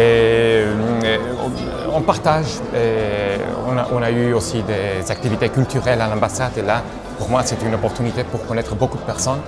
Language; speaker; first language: French; non-native, fluent; Spanish